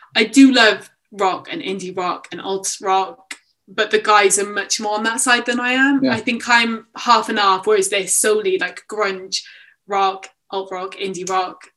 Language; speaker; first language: English; native; English